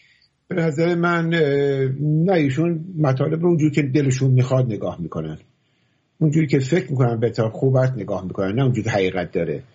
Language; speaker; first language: Persian; native; Persian